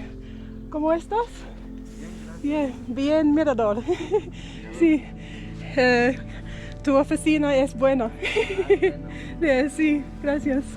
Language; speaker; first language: Spanish; non-native, learner; English